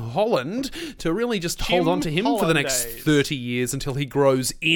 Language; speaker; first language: English; native; English